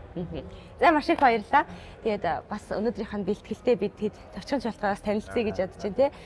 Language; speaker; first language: Mongolian; native; Mongolian